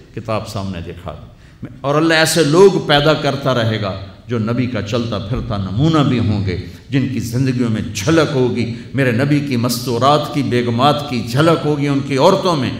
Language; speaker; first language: Urdu; non-native, local second language; Punjabi